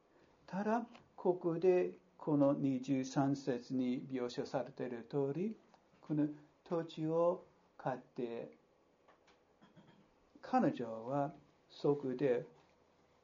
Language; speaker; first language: Japanese; non-native, fluent; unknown